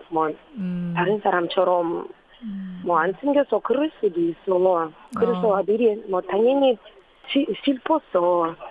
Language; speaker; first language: Korean; non-native, learner; Russian